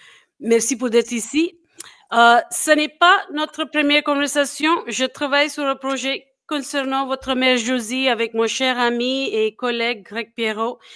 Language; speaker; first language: French; non-native, fluent; English